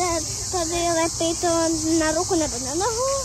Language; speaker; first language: Czech; early bilingual, other home language; Russian